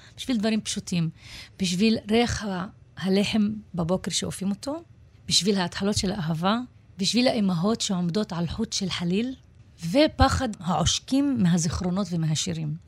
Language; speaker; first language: Hebrew; non-native, local second language; Arabic